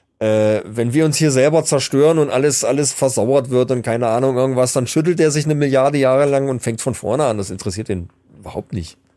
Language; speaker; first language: German; native; German